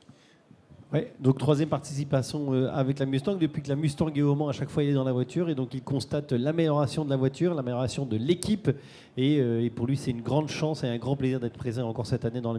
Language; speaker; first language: French; native; French